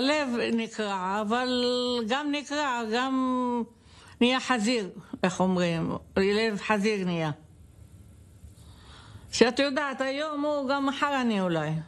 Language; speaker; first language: Hebrew; non-native, fluent; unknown